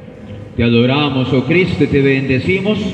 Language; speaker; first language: Spanish; native; Spanish